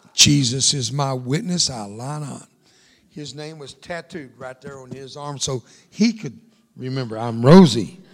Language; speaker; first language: English; early bilingual, other home language; Spanish